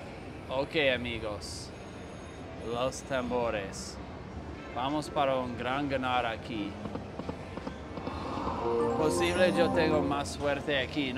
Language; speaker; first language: Spanish; non-native, learner; English